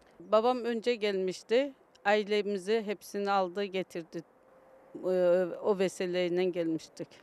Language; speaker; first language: Turkish; early bilingual, other home language; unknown